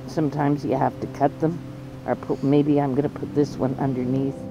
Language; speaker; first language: English; native; English